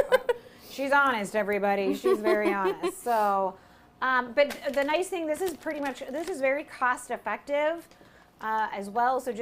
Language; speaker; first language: English; native; English